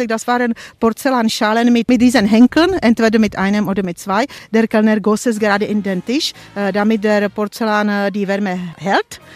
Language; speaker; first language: German; non-native, fluent; Czech